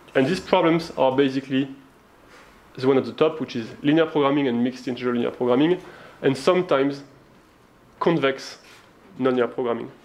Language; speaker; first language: English; non-native, fluent; French